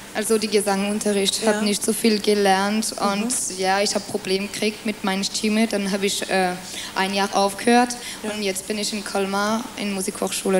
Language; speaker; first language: German; non-native, fluent; French